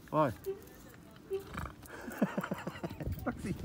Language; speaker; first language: English; non-native, learner; German